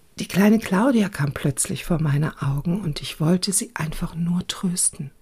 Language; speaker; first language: German; early bilingual, other home language; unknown